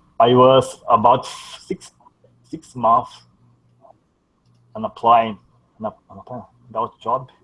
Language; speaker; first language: English; non-native, learner; Portuguese